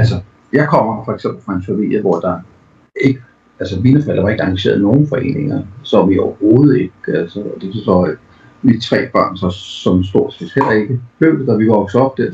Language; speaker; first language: Danish; native; Danish